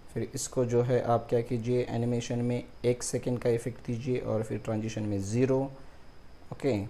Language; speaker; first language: Hindi; non-native, local second language; Marathi